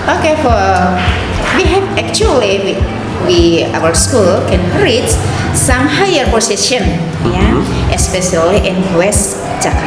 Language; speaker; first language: English; non-native, learner; Indonesian